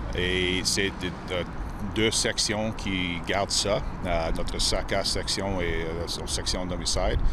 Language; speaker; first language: French; non-native, local second language; English